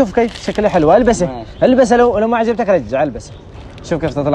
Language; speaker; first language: Arabic; native; Arabic